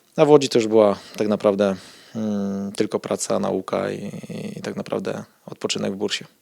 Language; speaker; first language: Polish; native; Polish